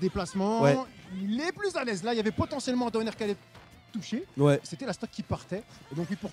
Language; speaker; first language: French; native; French